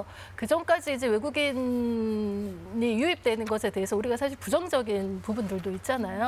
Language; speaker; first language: Korean; native; Korean